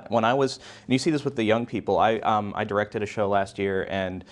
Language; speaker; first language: English; native; English